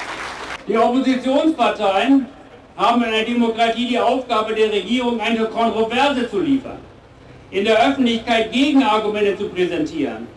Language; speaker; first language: German; native; German